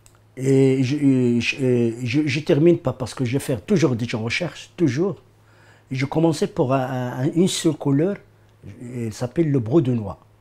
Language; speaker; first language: French; non-native, learner; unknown